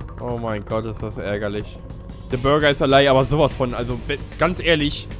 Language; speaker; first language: German; native; German